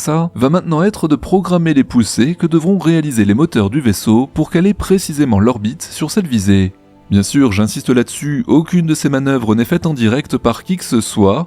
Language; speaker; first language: French; native; French